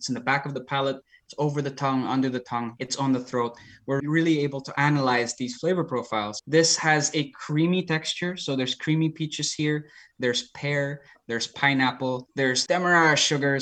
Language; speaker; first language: English; non-native, local second language; Filipino